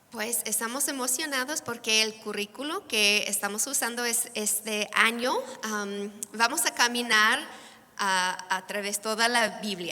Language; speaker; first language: Spanish; non-native, fluent; English